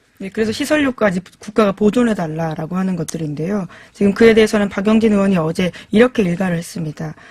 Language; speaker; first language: Korean; native; Korean